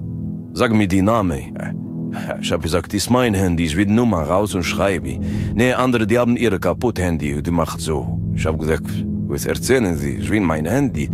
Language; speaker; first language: German; non-native, learner; French